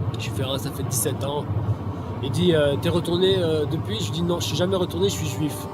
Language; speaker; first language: French; native; French